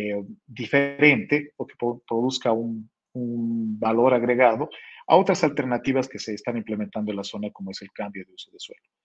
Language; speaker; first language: Spanish; native; Spanish